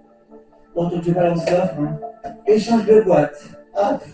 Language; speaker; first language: French; native; French